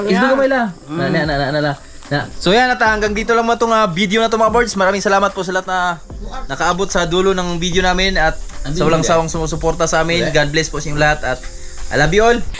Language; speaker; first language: Filipino; non-native, local second language; Cebuano